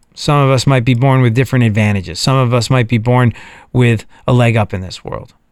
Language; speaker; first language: English; native; English